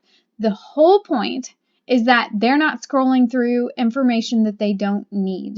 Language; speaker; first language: English; native; English